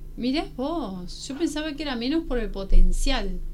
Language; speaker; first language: Spanish; native; Spanish